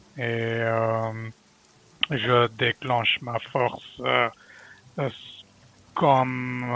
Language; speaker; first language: French; non-native, learner; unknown